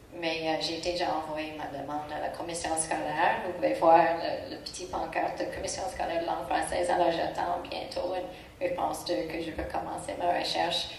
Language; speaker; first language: French; non-native, local second language; English